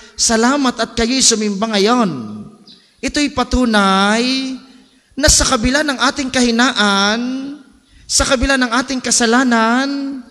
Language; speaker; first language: Filipino; native; Filipino